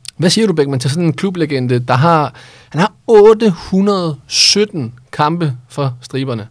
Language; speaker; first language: Danish; native; Danish